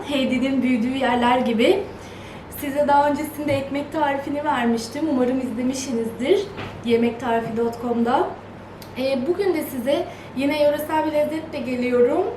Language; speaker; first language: Turkish; early bilingual, heritage; Turkish